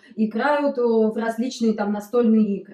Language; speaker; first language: Russian; native; Russian